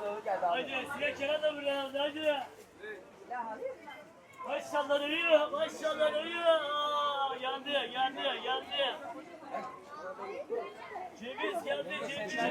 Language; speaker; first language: Turkish; native; Turkish